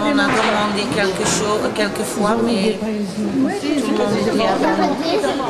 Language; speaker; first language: French; non-native, learner; Dutch